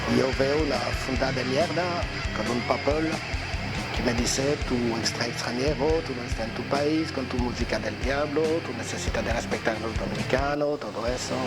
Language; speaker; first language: Spanish; non-native, learner; French